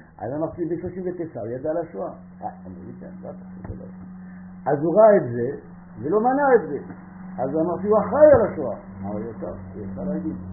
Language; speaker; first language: Hebrew; non-native, fluent; French